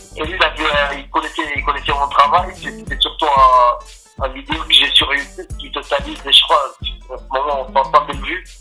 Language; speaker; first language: French; non-native, fluent; Portuguese